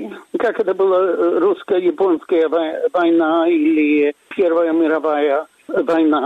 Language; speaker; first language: Russian; non-native, fluent; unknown